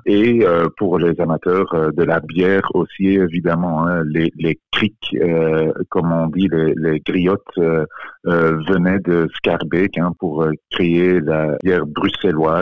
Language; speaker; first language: French; non-native, local second language; Dutch